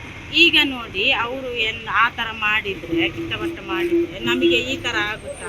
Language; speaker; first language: Kannada; non-native, learner; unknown